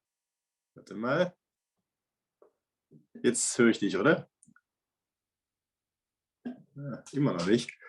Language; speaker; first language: German; native; German